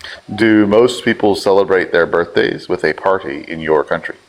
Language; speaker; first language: English; native; English